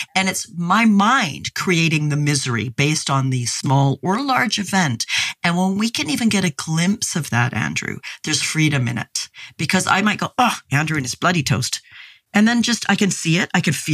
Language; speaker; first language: English; native; English